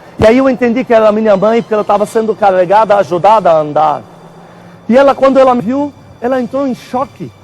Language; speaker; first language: Portuguese; non-native, fluent; Arabic